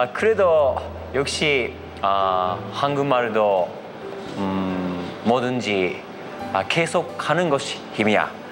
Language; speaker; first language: Korean; non-native, learner; Japanese